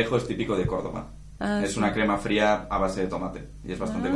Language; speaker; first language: Spanish; native; Spanish